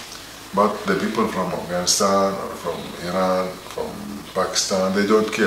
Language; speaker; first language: English; non-native, learner; Arabic